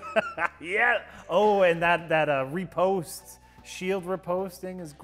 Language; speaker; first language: English; native; English